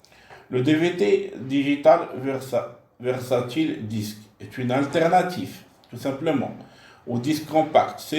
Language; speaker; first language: French; non-native, local second language; Arabic